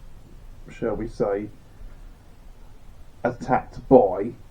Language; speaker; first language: English; native; English